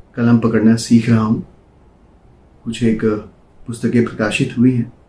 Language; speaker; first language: Hindi; native; Hindi